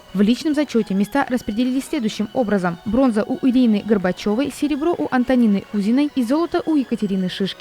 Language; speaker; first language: Russian; native; Russian